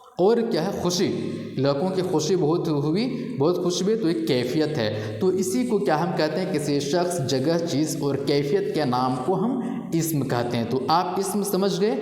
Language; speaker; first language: Urdu; native; Urdu